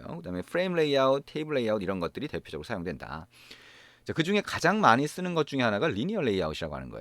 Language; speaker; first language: Korean; native; Korean